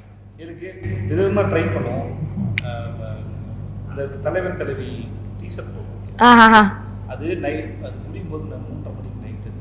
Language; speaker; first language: Tamil; native; Tamil